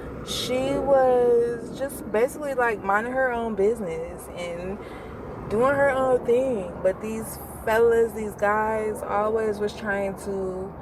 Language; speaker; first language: English; native; English